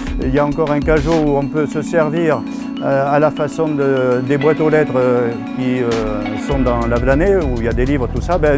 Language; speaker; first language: French; native; French